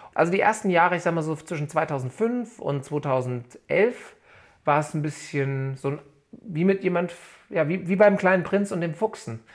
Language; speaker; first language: German; native; German